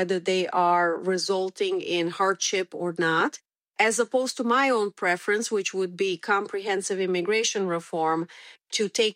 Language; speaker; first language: English; non-native, fluent; Romanian